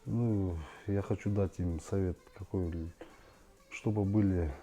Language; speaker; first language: Russian; non-native, local second language; Kyrgyz